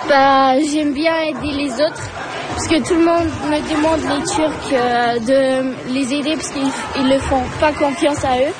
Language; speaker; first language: French; early bilingual, other home language; Turkish